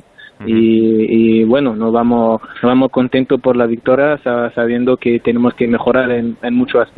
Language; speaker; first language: Spanish; non-native, fluent; French